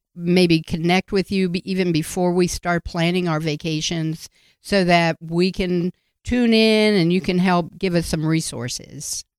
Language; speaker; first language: English; native; English